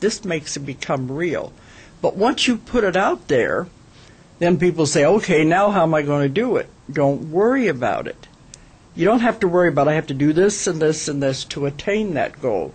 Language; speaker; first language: English; native; English